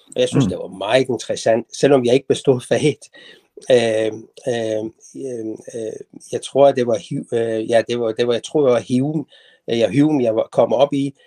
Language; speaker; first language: Danish; non-native, fluent; Persian